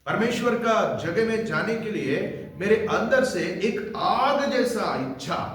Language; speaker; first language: Hindi; non-native, local second language; Telugu